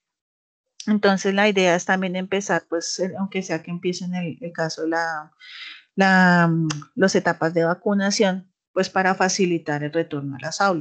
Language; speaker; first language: Spanish; native; Spanish